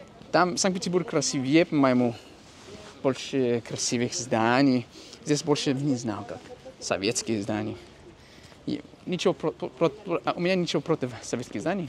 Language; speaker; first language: Russian; non-native, fluent; English